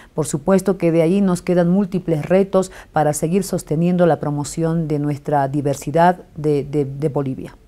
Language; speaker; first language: Spanish; native; Spanish